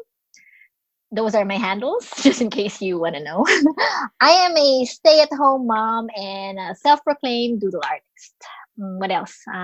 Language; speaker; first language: English; non-native, local second language; Filipino